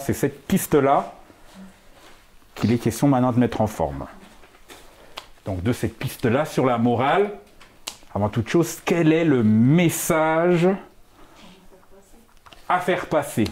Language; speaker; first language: French; native; French